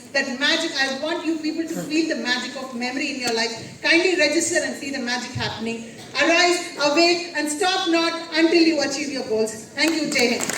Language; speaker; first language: English; non-native, local second language; Telugu